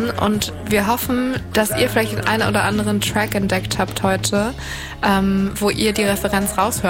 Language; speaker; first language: German; native; German